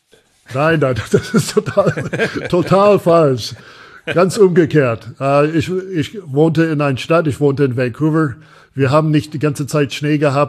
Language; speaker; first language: German; non-native, fluent; English